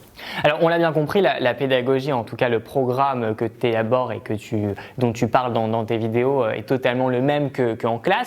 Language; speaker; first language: French; native; French